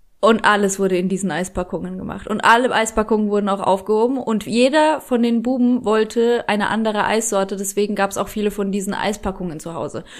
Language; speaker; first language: German; early bilingual, other home language; Polish